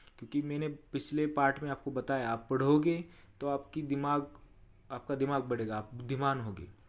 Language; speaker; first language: Hindi; non-native, local second language; Marathi